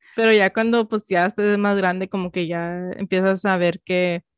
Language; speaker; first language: Spanish; early bilingual, heritage; Spanish